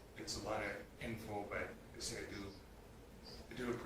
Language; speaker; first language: English; native; English